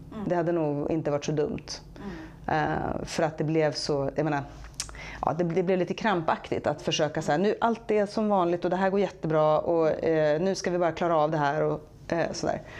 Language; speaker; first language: Swedish; native; Swedish